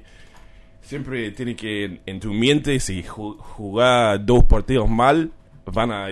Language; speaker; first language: Spanish; non-native, learner; English